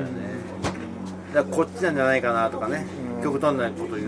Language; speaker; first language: Japanese; native; Japanese